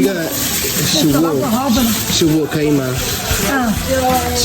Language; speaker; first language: Chinese; non-native, learner; Filipino